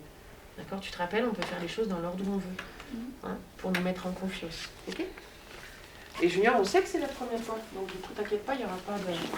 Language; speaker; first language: French; native; French